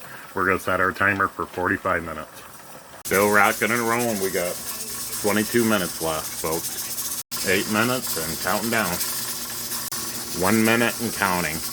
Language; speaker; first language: English; native; English